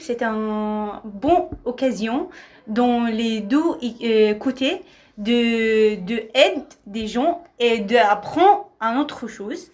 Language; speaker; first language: French; non-native, learner; Arabic